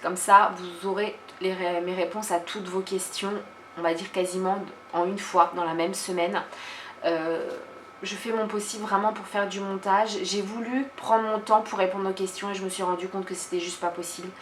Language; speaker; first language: French; native; French